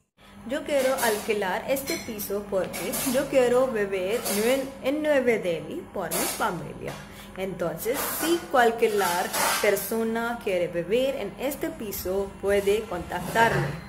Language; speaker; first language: Spanish; non-native, learner; Hindi